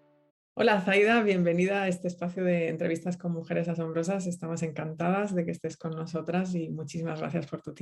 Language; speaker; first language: Spanish; native; Spanish